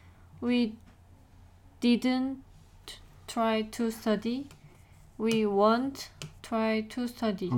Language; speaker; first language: English; non-native, learner; Korean